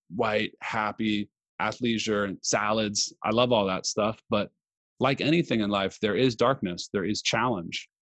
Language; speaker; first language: English; native; English